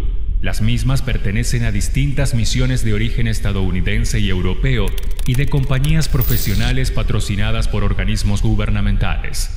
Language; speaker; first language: Spanish; native; Spanish